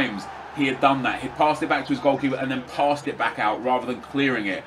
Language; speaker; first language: English; native; English